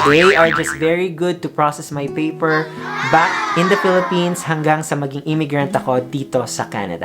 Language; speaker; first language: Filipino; native; Filipino